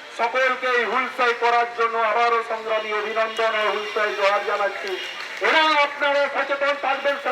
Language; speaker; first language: Bangla; non-native, local second language; Santali